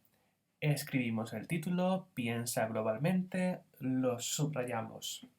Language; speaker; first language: Spanish; non-native, fluent; English